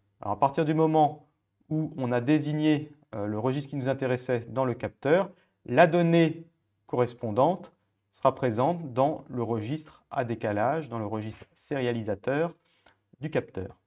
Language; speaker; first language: French; native; French